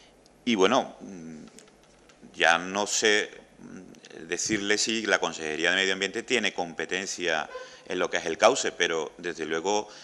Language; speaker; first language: Spanish; native; Spanish